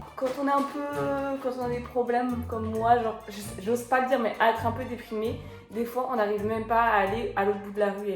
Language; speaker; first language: French; native; French